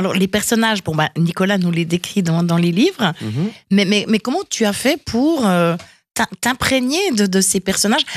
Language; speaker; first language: French; native; French